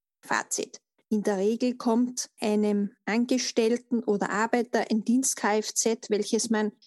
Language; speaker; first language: German; native; German